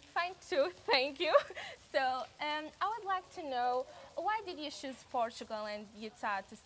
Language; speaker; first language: English; non-native, fluent; Portuguese